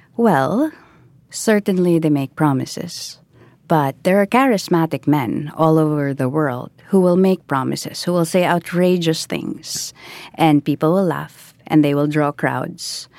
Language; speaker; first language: English; non-native, local second language; Filipino